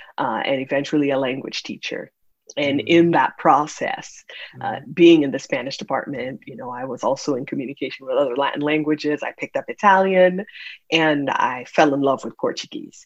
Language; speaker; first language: English; native; English